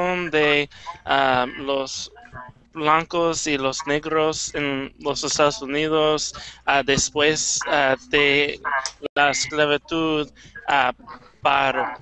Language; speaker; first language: Spanish; non-native, learner; English